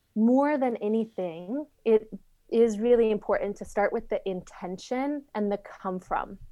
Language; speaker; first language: English; native; English